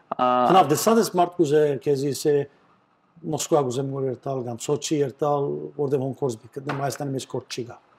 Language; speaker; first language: Armenian; early bilingual, heritage; Armenian